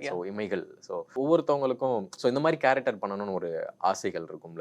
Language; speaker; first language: Tamil; native; Tamil